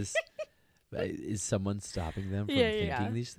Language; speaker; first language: English; native; English